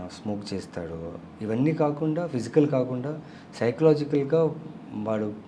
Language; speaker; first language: Telugu; non-native, local second language; Tamil